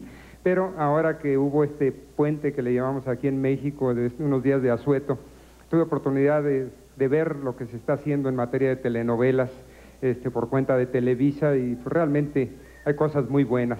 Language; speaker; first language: Spanish; native; Spanish